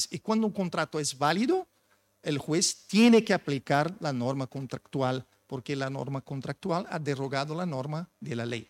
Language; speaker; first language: Spanish; non-native, fluent; Portuguese